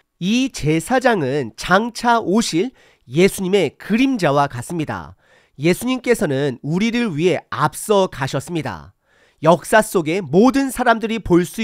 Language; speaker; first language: Korean; native; Korean